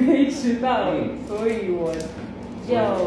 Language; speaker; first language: Chinese; non-native, learner; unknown